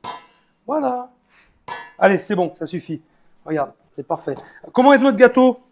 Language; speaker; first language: French; native; French